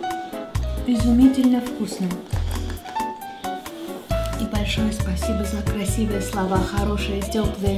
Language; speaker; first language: Russian; non-native, fluent; Armenian